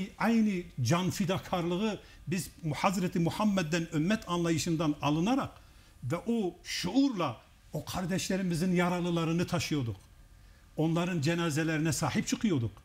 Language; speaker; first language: Turkish; non-native, local second language; Kurdish